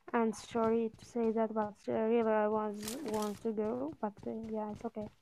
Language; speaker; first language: English; non-native, learner; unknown